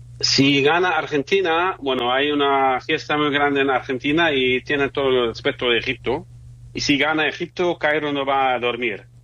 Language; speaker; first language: Spanish; non-native, fluent; German